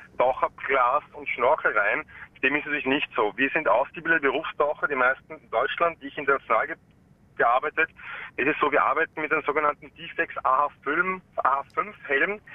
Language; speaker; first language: German; native; German